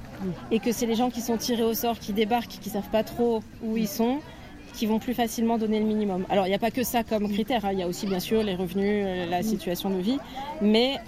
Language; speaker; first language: French; native; French